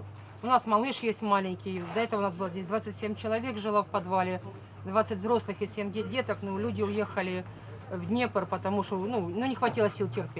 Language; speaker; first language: Russian; native; Russian